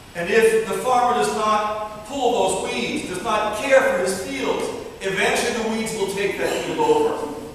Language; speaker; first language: English; early bilingual, other home language; Russian